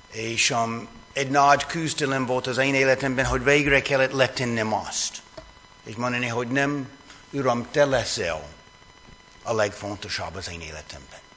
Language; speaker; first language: Hungarian; non-native, fluent; English